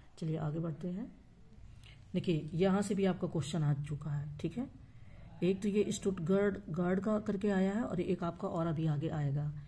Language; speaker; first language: Hindi; native; Hindi